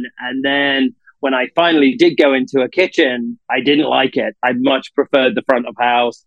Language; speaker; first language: English; native; English